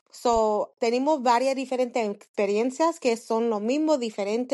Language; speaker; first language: Spanish; early bilingual, heritage; Spanish